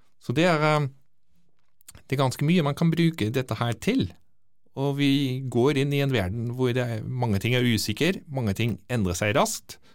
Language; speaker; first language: Norwegian; non-native, fluent; Dutch